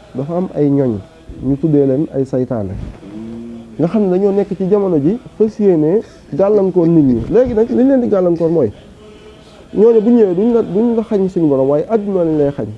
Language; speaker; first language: Wolof; native; Wolof